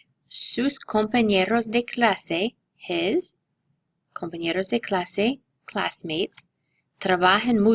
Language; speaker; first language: Spanish; non-native, fluent; English